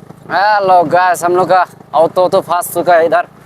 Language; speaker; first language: Hindi; non-native, local second language; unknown